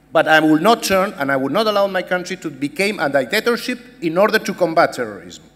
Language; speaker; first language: English; non-native, fluent; Spanish